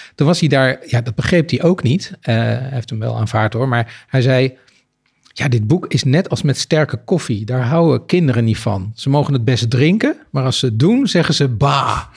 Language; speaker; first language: Dutch; native; Dutch